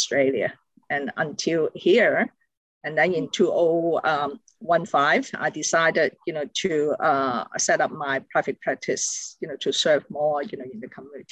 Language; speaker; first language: English; non-native, local second language; Cantonese